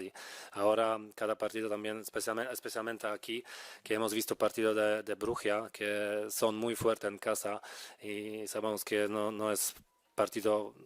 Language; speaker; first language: Spanish; non-native, fluent; Polish